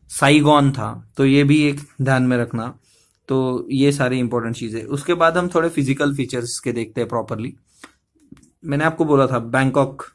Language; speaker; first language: Hindi; non-native, local second language; Marathi